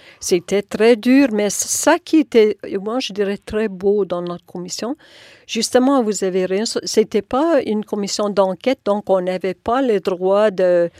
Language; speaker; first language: French; non-native, local second language; English